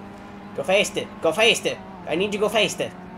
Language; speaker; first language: English; native; English